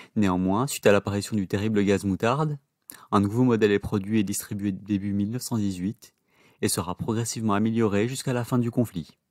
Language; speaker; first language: French; native; French